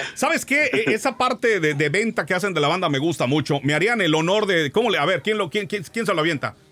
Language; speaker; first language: Spanish; native; Spanish